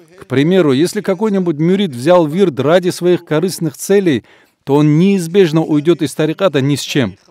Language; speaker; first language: Russian; non-native, local second language; Avaric